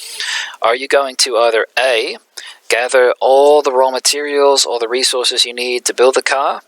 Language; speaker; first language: English; native; English